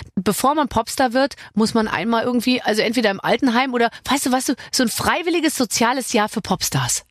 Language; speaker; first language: German; native; German